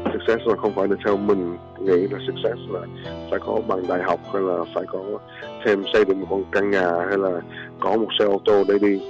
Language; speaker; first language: Vietnamese; early bilingual, heritage; Vietnamese